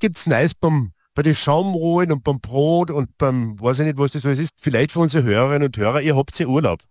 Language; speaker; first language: German; native; German